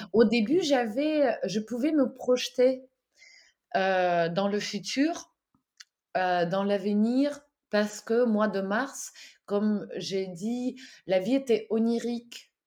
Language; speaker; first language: French; non-native, fluent; Ukrainian